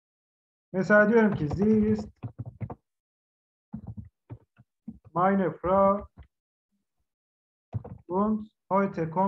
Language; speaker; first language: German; non-native, fluent; Turkish